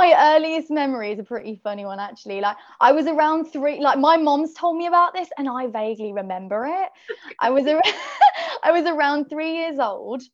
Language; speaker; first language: English; native; English